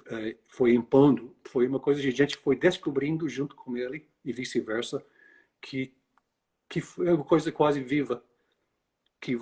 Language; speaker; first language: Portuguese; non-native, fluent; English